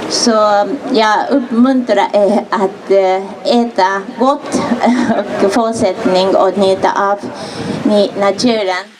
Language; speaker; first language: Swedish; non-native, fluent; Japanese